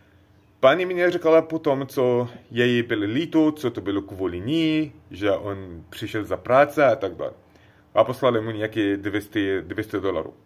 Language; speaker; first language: Czech; non-native, learner; Arabic